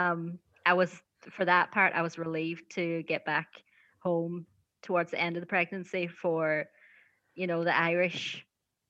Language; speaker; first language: English; native; English